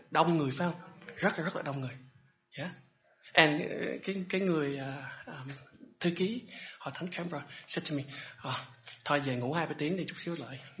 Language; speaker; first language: Vietnamese; early bilingual, heritage; Vietnamese